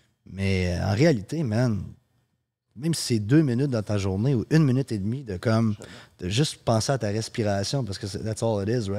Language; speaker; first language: French; early bilingual, heritage; French